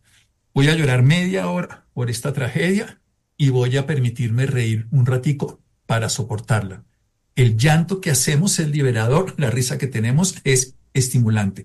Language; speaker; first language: Spanish; native; Spanish